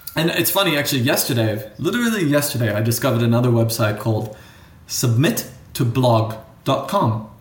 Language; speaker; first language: English; native; English